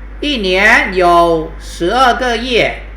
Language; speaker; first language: Chinese; non-native, fluent; Thai